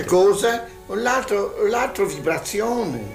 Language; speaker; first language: Italian; non-native, learner; Hungarian